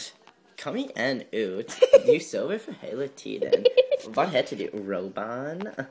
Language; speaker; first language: Swedish; non-native, learner; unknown